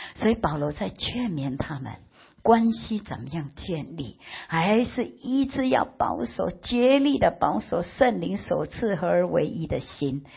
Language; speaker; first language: Chinese; early bilingual, heritage; Chinese